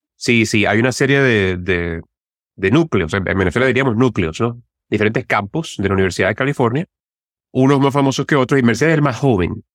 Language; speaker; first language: Spanish; native; Spanish